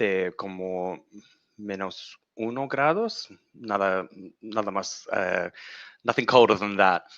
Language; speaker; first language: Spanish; non-native, learner; English